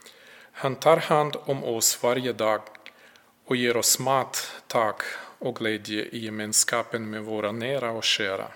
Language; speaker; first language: Swedish; non-native, fluent; Russian